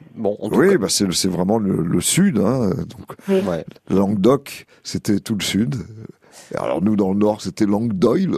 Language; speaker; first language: French; native; French